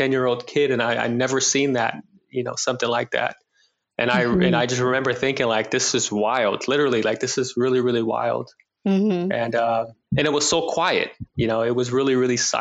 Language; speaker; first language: English; native; English